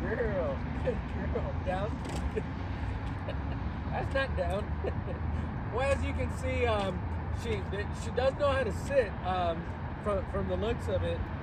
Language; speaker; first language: English; native; English